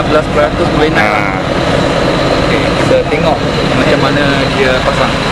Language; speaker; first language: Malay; non-native, local second language; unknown